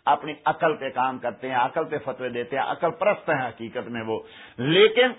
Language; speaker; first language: Urdu; native; Urdu